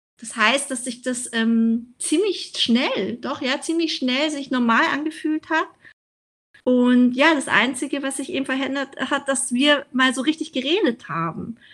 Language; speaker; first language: German; early bilingual, other home language; Vietnamese